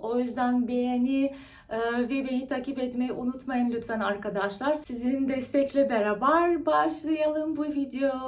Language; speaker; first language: Turkish; non-native, fluent; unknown